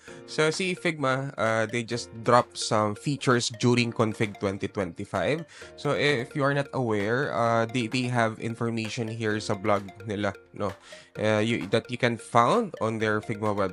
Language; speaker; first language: English; non-native, local second language; Filipino